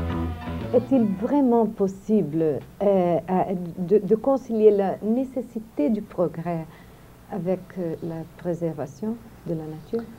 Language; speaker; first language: French; non-native, fluent; Portuguese